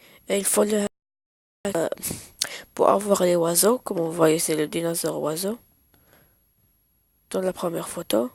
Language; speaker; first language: French; non-native, learner; Arabic